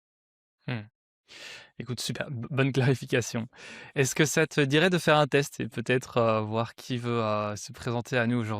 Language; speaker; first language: French; native; French